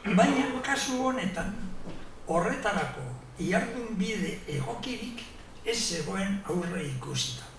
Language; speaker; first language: Basque; non-native, local second language; Spanish